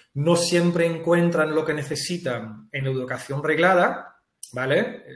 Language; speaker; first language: Spanish; non-native, fluent; Dutch